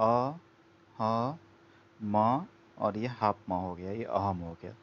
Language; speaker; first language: Hindi; native; Hindi